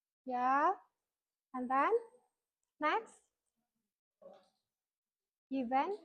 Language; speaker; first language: English; non-native, fluent; Indonesian